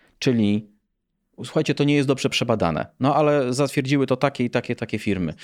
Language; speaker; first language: Polish; native; Polish